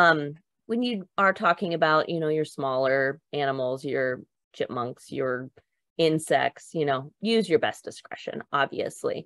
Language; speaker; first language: English; native; English